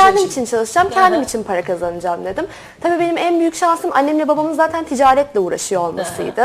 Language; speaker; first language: Turkish; native; Turkish